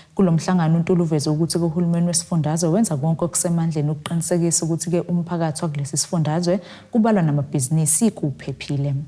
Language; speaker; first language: Zulu; native; Zulu